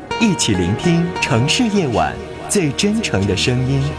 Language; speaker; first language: Chinese; native; Chinese